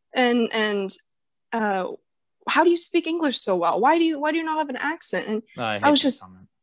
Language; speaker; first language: English; early bilingual, other home language; Chinese